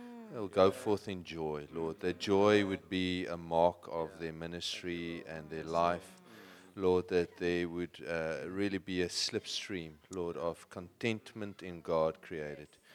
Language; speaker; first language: English; non-native, local second language; Afrikaans